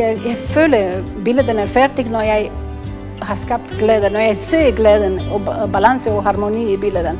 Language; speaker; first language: Danish; non-native, fluent; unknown